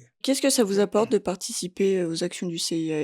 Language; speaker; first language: French; native; French